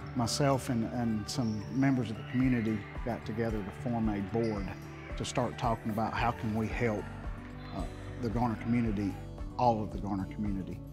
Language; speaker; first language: English; native; English